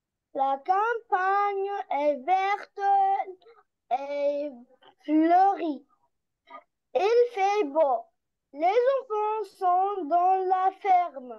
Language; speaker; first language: French; non-native, learner; Arabic